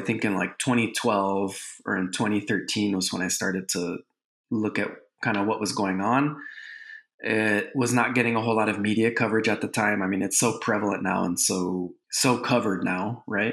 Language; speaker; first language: English; native; English